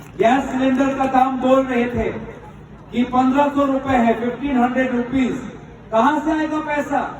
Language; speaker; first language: Hindi; non-native, local second language; Assamese